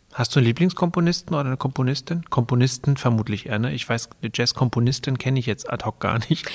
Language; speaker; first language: German; native; German